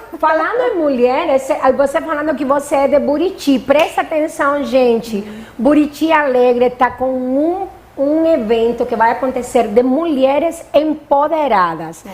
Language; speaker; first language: Portuguese; non-native, fluent; Spanish